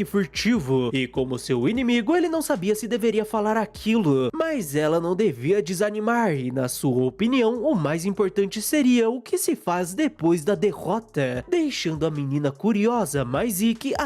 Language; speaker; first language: Portuguese; native; Portuguese